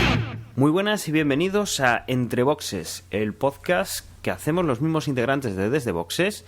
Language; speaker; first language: Spanish; native; Spanish